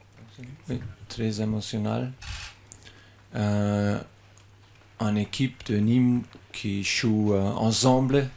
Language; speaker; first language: French; non-native, learner; German